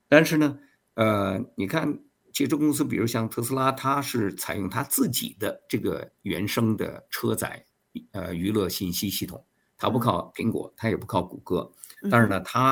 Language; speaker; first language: Chinese; native; Chinese